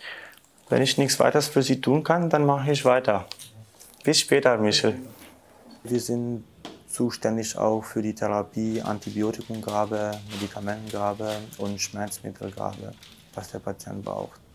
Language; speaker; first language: German; non-native, fluent; Albanian